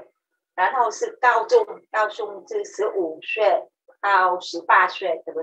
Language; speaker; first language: Chinese; non-native, learner; Vietnamese